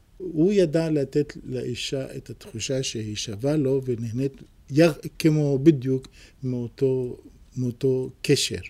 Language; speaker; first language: Hebrew; native; Hebrew